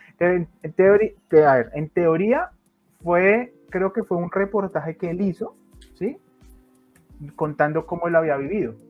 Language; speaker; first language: Spanish; native; Spanish